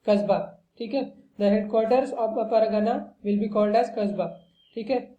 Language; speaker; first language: Hindi; non-native, local second language; Marathi